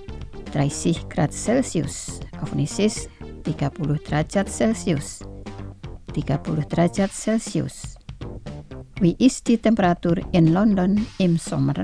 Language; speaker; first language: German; non-native, fluent; Indonesian